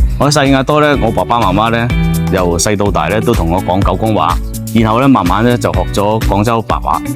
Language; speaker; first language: Cantonese; early bilingual, heritage; Cantonese